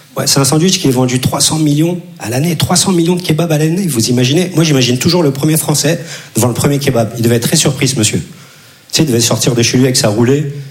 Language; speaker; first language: French; early bilingual, other home language; Turkish